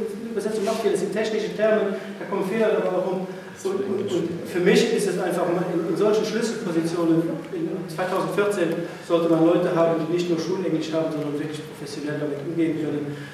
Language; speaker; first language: German; non-native, local second language; Luxembourgish